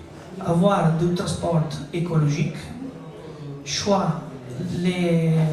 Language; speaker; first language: French; non-native, learner; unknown